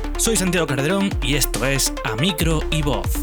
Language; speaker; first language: Spanish; native; Spanish